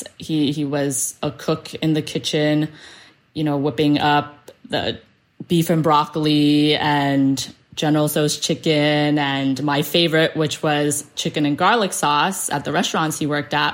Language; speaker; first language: English; early bilingual, other home language; Cantonese